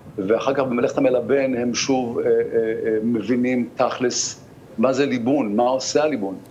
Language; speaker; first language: Hebrew; native; Hebrew